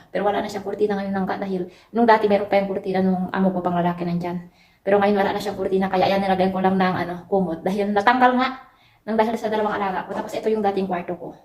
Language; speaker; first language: Filipino; native; Filipino